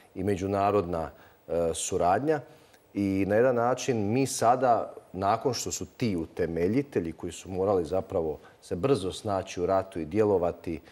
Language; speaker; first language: Croatian; native; Croatian